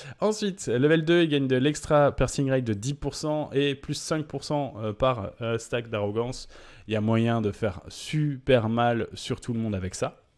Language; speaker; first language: French; native; French